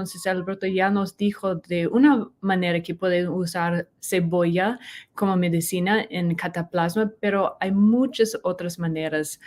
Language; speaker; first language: Spanish; non-native, learner; English